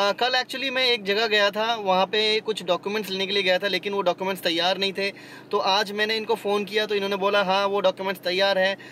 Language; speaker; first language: Hindi; non-native, local second language; Bangla